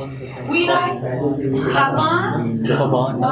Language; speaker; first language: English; non-native, learner; Persian